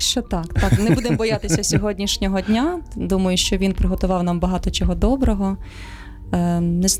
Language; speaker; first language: Ukrainian; native; Ukrainian